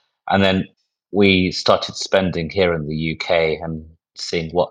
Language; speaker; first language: English; native; English